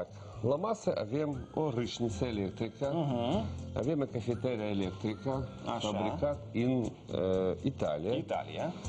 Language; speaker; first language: Romanian; non-native, learner; Russian